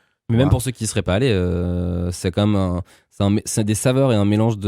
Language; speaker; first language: French; native; French